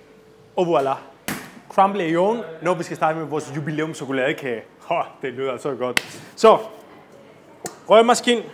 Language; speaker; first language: Danish; non-native, fluent; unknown